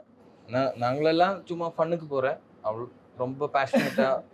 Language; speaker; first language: Tamil; non-native, learner; Malayalam